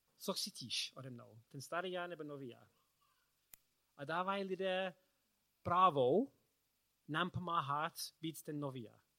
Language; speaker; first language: Czech; non-native, learner; English